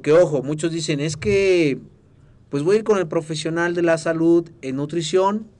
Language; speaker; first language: Spanish; native; Spanish